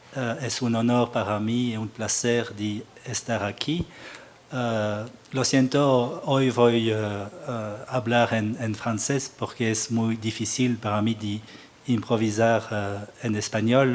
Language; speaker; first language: Spanish; non-native, learner; French